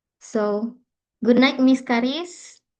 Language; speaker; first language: English; non-native, learner; Indonesian